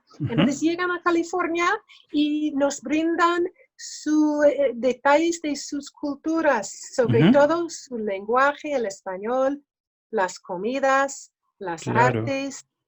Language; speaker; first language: Spanish; early bilingual, other home language; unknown